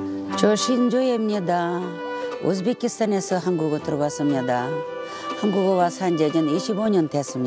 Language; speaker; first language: Korean; non-native, learner; Russian